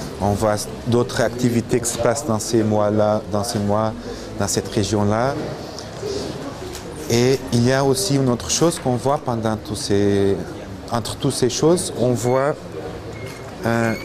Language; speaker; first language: French; non-native, fluent; Portuguese